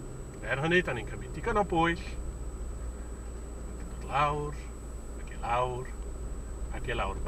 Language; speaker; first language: Welsh; native; Welsh